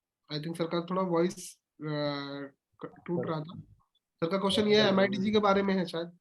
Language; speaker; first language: Hindi; native; Hindi